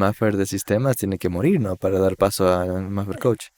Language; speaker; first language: Spanish; native; Spanish